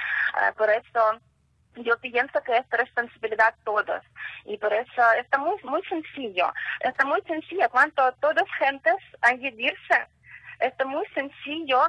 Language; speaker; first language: Spanish; non-native, learner; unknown